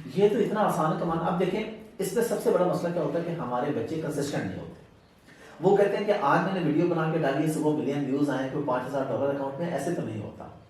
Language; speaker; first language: Urdu; non-native, local second language; Punjabi